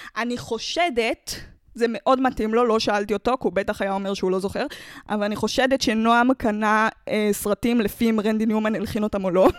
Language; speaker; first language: Hebrew; native; Hebrew